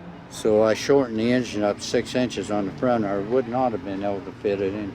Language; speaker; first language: English; native; English